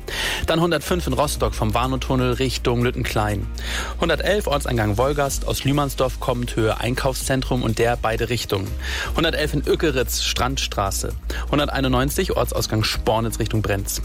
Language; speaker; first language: German; native; German